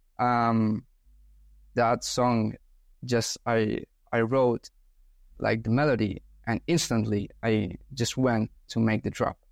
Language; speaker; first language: English; non-native, fluent; Spanish